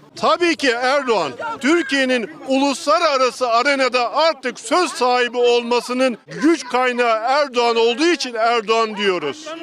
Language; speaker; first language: Turkish; native; Turkish